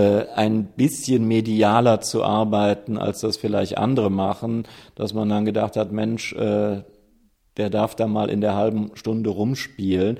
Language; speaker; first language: German; native; German